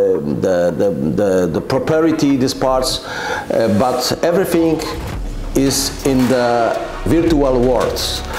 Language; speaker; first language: English; non-native, learner; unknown